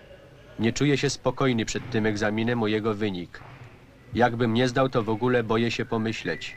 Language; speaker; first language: Polish; native; Polish